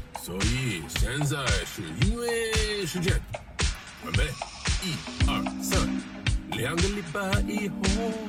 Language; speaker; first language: Chinese; non-native, learner; English